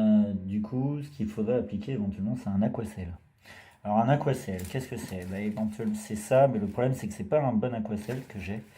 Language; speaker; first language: French; native; French